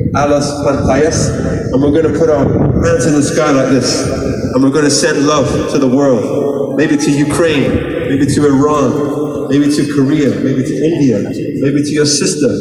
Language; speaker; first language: English; native; English